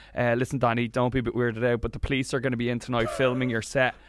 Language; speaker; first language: English; native; English